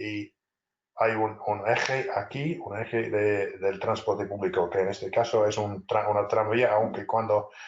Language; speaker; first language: Spanish; non-native, fluent; English